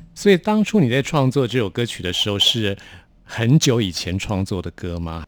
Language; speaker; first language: Chinese; native; Chinese